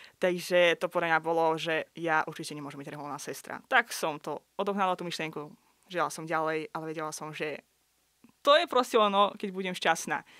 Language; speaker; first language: Slovak; non-native, fluent; Azerbaijani